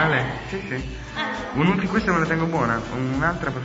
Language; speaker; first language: Italian; native; Italian